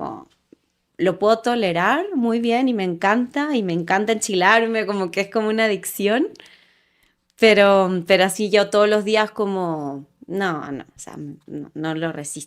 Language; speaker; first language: Spanish; native; Spanish